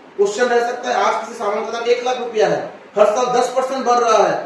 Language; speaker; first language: Hindi; non-native, local second language; Bangla